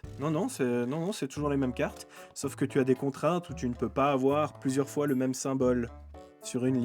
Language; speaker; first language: French; native; French